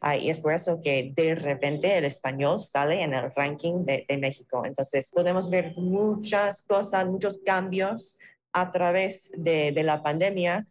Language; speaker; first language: Spanish; non-native, fluent; English